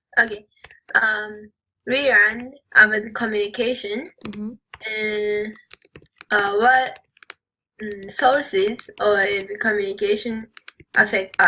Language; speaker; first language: English; non-native, learner; Japanese